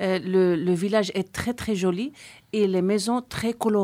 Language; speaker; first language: French; non-native, fluent; Spanish